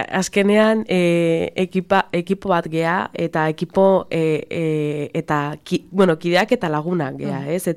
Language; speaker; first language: Basque; non-native, local second language; Spanish